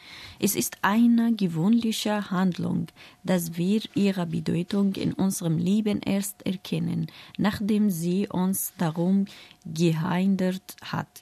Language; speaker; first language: German; non-native, learner; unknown